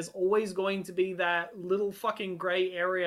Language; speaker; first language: English; non-native, local second language; Hungarian